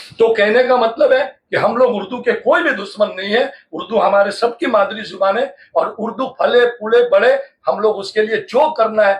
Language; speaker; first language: Urdu; native; Urdu